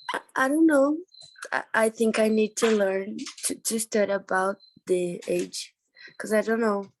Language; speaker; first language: English; non-native, learner; Portuguese